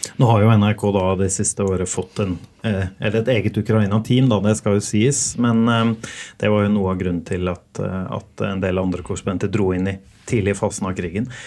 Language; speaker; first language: Norwegian; native; Norwegian